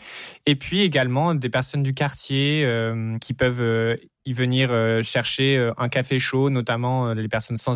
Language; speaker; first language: French; native; French